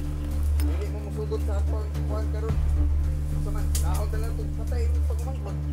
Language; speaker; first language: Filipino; non-native, local second language; Cebuano